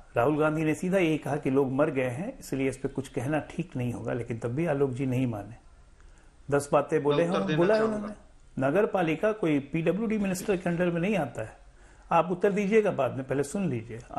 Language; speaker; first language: Hindi; native; Hindi